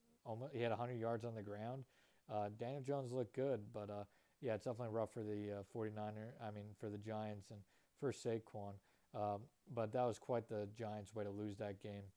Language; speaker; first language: English; native; English